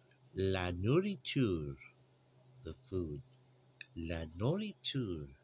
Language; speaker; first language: French; non-native, learner; English